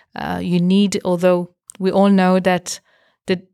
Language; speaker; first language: English; non-native, fluent; French